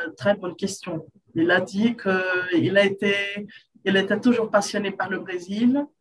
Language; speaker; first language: French; non-native, fluent; Portuguese